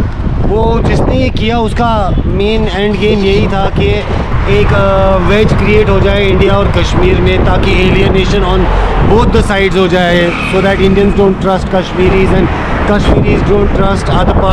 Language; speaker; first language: Hindi; non-native, local second language; Kashmiri